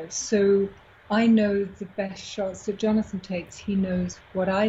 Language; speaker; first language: English; native; English